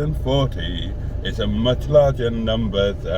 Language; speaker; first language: English; native; English